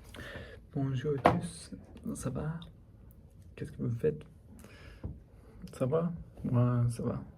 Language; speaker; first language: French; non-native, learner; English